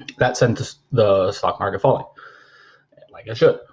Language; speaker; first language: English; native; English